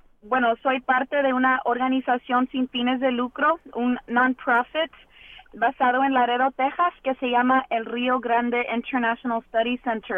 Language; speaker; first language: Spanish; early bilingual, heritage; Spanish